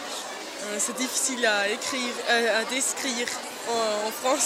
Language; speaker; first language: French; non-native, local second language; German